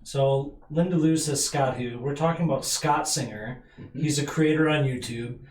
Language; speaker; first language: English; native; English